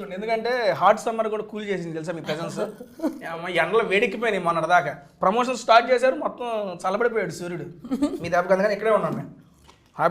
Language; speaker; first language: Telugu; native; Telugu